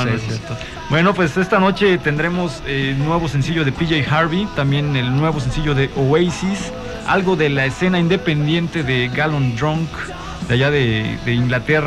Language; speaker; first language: Spanish; native; Spanish